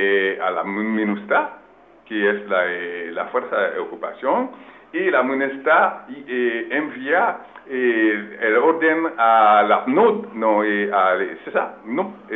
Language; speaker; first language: Spanish; non-native, fluent; French